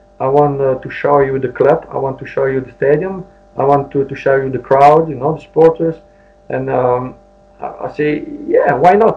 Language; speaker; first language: English; non-native, learner; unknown